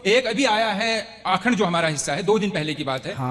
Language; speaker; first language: Hindi; non-native, local second language; Kashmiri